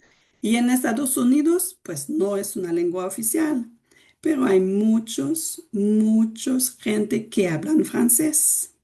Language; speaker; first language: Spanish; non-native, fluent; French